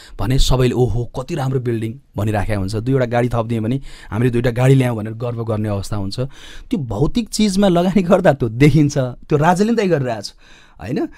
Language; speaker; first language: Nepali; native; Nepali